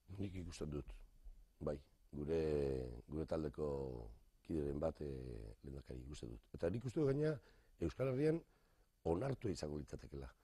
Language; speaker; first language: Basque; native; Basque